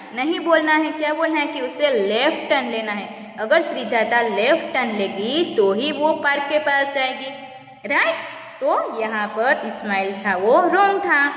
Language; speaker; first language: Hindi; non-native, local second language; Gujarati